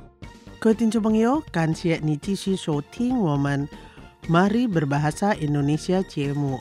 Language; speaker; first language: Chinese; non-native, local second language; Indonesian